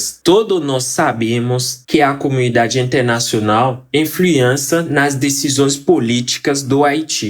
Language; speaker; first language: Portuguese; non-native, fluent; Haitian Creole